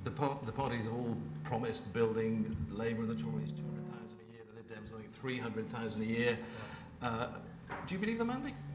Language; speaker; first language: English; native; English